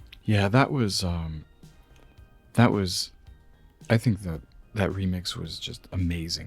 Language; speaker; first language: English; non-native, fluent; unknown